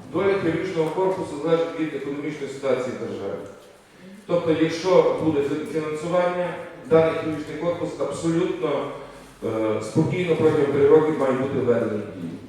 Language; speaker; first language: Ukrainian; native; Ukrainian